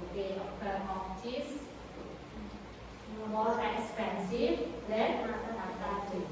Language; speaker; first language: English; non-native, fluent; Indonesian